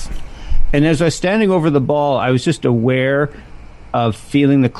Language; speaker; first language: English; native; English